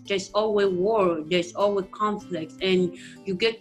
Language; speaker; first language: English; non-native, local second language; Acoli